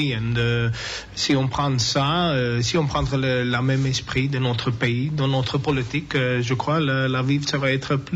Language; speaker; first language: French; non-native, learner; English